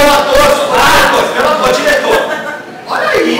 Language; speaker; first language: Portuguese; native; Portuguese